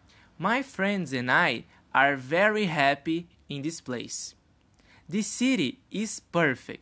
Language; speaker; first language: English; non-native, learner; Portuguese